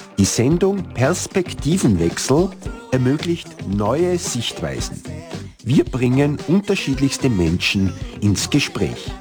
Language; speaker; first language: German; native; German